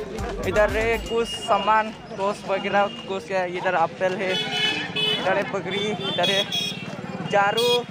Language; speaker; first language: Hindi; non-native, local second language; Bodo